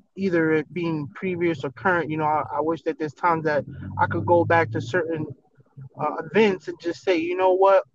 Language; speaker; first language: English; native; English